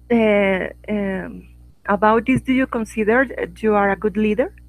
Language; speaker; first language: English; non-native, learner; Spanish